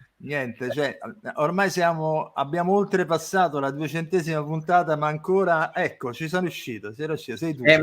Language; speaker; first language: Italian; native; Italian